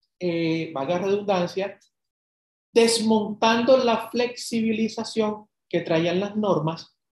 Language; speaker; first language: Spanish; native; Spanish